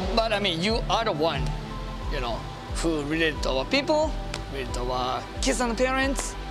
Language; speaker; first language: English; non-native, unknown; Japanese